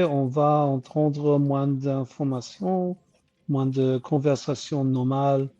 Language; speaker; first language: French; non-native, learner; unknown